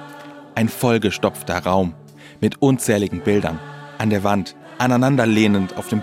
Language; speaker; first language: German; native; German